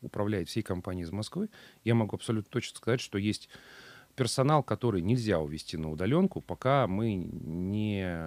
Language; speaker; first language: Russian; native; Russian